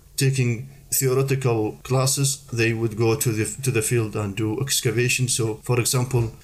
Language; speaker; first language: English; non-native, fluent; Arabic